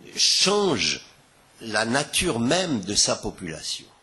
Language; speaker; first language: French; native; French